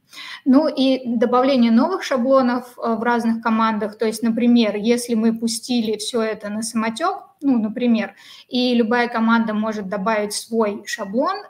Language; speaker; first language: Russian; native; Russian